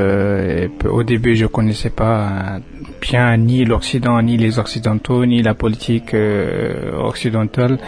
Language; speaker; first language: French; non-native, fluent; Tibetan